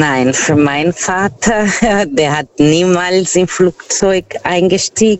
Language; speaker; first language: German; non-native, fluent; Portuguese